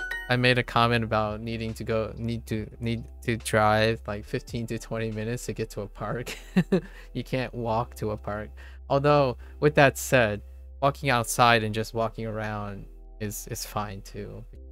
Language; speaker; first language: English; native; English